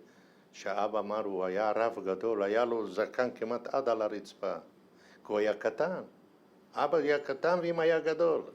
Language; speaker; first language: Hebrew; non-native, fluent; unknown